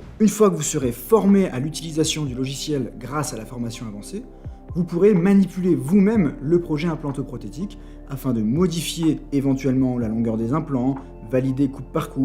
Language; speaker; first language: French; native; French